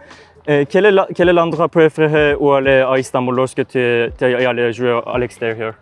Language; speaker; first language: French; non-native, learner; Turkish